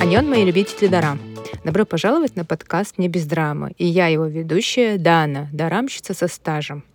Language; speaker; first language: Russian; native; Russian